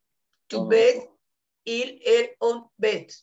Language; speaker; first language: French; non-native, learner; Spanish